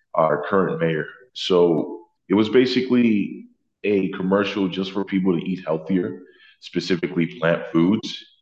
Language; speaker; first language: English; early bilingual, other home language; Spanish